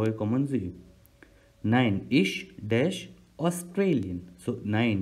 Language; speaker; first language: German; non-native, learner; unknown